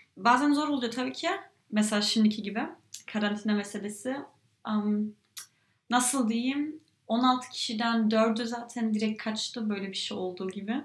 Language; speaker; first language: Turkish; early bilingual, heritage; Turkish